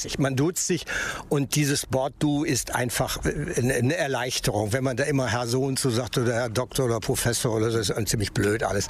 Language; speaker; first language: German; native; German